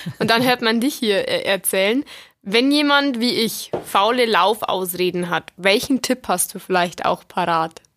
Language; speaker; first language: German; native; German